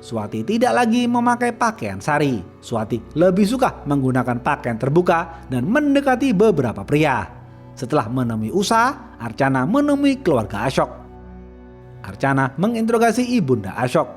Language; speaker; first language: Indonesian; native; Indonesian